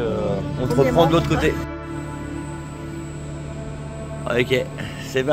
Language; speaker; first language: French; native; French